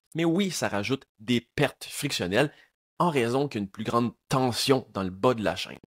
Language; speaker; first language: French; native; French